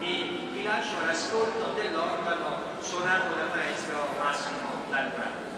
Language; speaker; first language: Italian; native; Italian